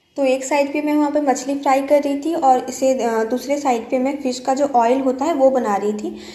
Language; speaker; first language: Hindi; non-native, local second language; Bangla